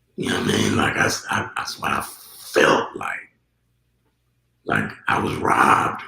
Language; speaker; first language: English; native; English